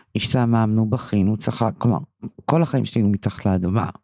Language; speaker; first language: Hebrew; early bilingual, other home language; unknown